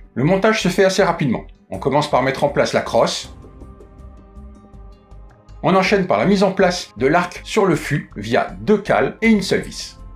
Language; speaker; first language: French; native; French